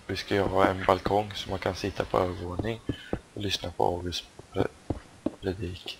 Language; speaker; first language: Swedish; native; Swedish